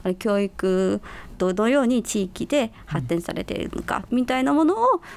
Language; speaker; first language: Japanese; non-native, fluent; Chinese